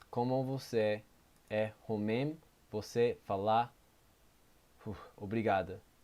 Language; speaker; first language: Portuguese; non-native, learner; English